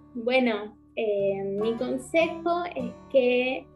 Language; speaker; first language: Spanish; native; Spanish